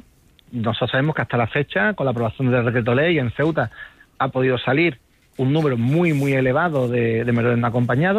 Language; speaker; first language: Spanish; native; Spanish